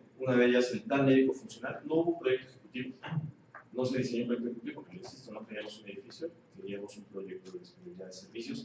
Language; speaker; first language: Spanish; native; Spanish